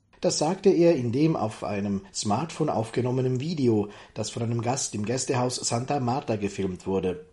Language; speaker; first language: German; native; German